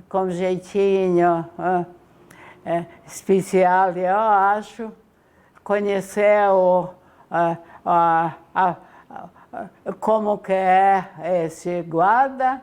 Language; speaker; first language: Portuguese; non-native, fluent; Ukrainian